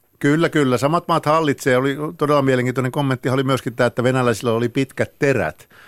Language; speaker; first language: Finnish; native; Finnish